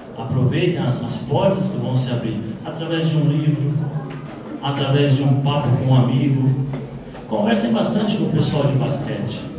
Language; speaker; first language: Portuguese; native; Portuguese